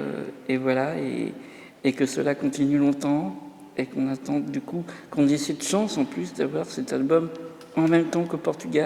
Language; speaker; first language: French; native; French